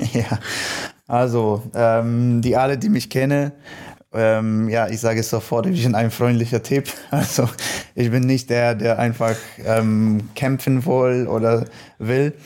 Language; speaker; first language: German; non-native, learner; Polish